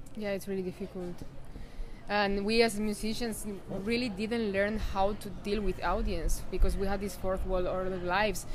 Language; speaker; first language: English; non-native, fluent; Spanish